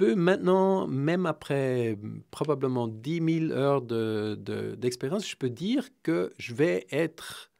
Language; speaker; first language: French; non-native, fluent; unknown